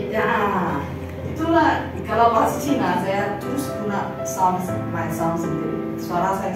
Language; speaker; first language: Malay; native; Malay